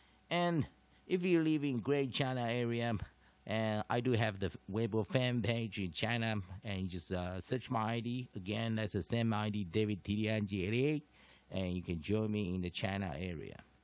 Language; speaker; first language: English; non-native, fluent; Chinese